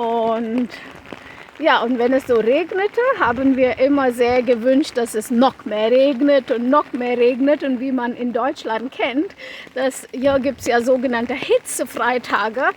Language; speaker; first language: German; non-native, fluent; Konkani